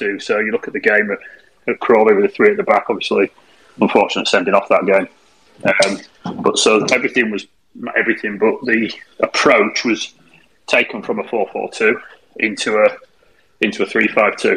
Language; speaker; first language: English; native; English